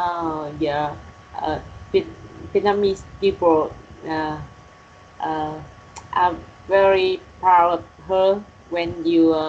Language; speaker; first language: English; non-native, learner; Vietnamese